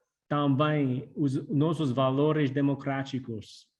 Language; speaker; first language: Portuguese; non-native, fluent; English